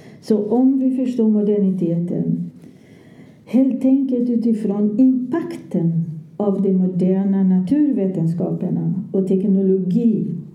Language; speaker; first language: Swedish; non-native, fluent; Portuguese